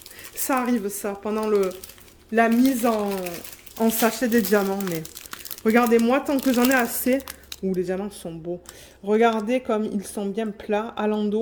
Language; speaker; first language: French; native; French